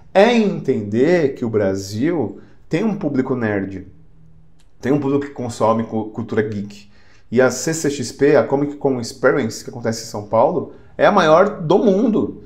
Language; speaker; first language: Portuguese; native; Portuguese